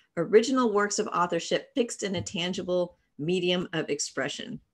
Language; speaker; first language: English; native; English